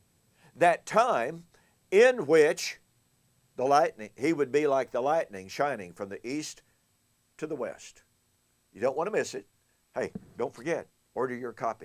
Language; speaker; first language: English; native; English